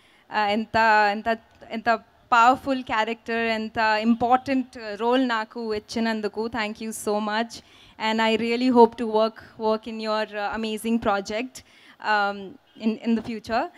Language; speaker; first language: Telugu; non-native, fluent; Hindi